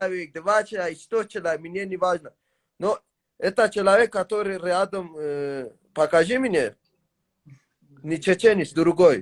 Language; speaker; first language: Russian; non-native, learner; Tajik